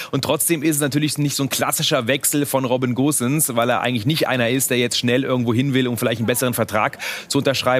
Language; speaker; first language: German; native; German